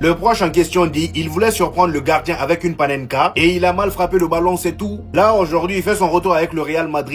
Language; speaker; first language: French; native; French